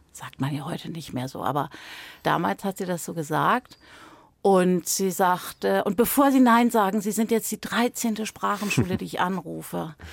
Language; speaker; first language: German; native; German